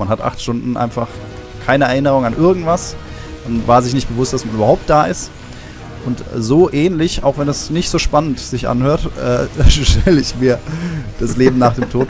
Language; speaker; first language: German; native; German